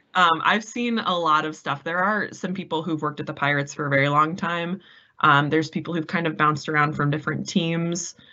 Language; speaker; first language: English; native; English